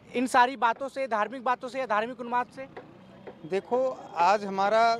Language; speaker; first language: Hindi; native; Hindi